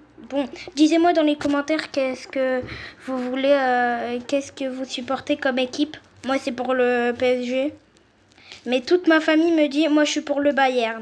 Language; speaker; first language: French; native; French